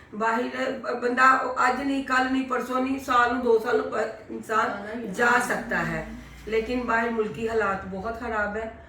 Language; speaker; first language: Urdu; non-native, local second language; Punjabi